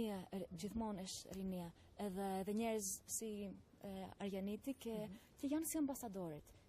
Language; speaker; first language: Albanian; non-native, learner; Greek